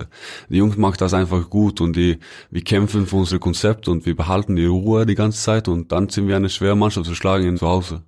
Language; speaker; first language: German; non-native, fluent; Norwegian